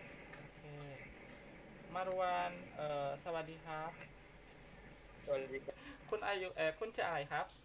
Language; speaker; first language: Thai; non-native, fluent; Indonesian